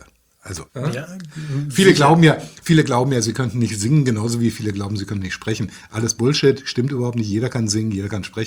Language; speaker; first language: German; native; German